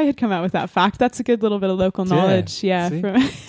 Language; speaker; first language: English; native; English